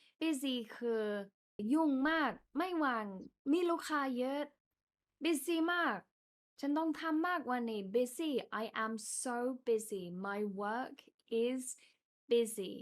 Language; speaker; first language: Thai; non-native, fluent; English